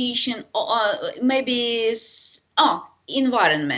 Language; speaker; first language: English; non-native, fluent; Russian